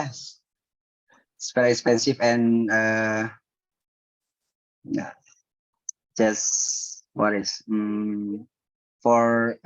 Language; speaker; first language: English; non-native, learner; Indonesian